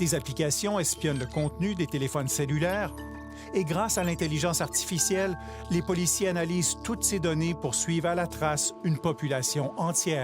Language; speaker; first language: French; native; French